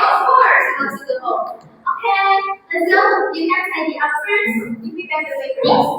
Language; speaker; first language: English; non-native, fluent; Indonesian